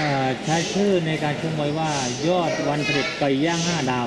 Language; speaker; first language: Thai; native; Thai